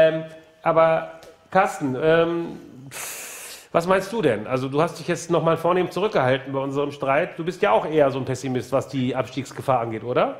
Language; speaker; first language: German; native; German